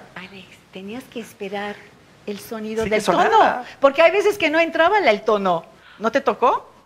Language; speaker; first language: Spanish; non-native, fluent; Turkish